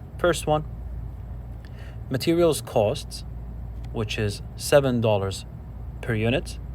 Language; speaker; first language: English; non-native, fluent; Arabic